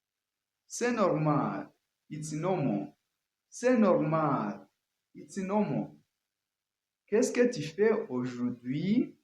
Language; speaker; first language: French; non-native, learner; Kinyarwanda